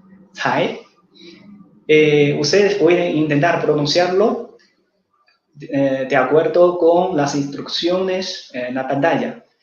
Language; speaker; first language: Spanish; non-native, fluent; Chinese